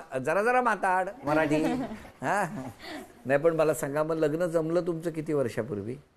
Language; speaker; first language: Marathi; native; Marathi